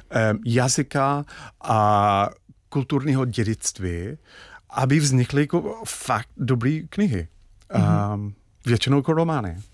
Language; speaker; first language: Czech; non-native, fluent; English